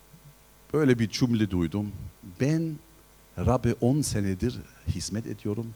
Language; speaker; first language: Turkish; non-native, fluent; German